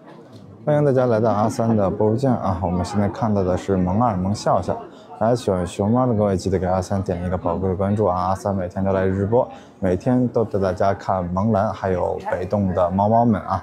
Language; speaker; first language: Chinese; native; Chinese